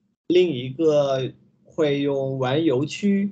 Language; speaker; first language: Chinese; non-native, learner; Vietnamese